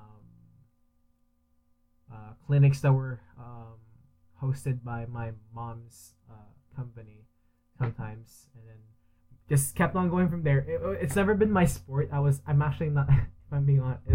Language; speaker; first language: English; early bilingual, other home language; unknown